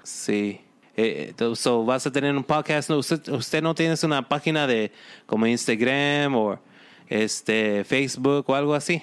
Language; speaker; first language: Spanish; non-native, learner; English